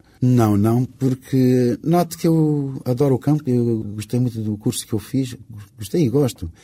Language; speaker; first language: Portuguese; non-native, local second language; Kabuverdianu